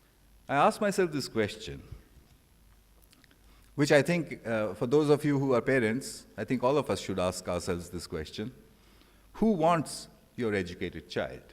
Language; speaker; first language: English; non-native, local second language; Bangla